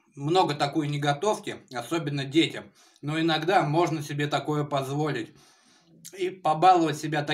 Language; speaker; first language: Russian; native; Russian